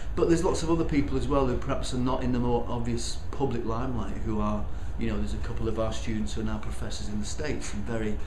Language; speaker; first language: English; native; English